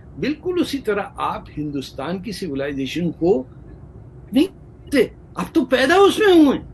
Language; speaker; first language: Urdu; native; Urdu